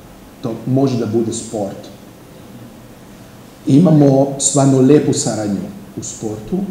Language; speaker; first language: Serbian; non-native, fluent; Hungarian